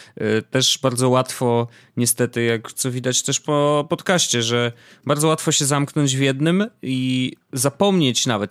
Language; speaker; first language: Polish; native; Polish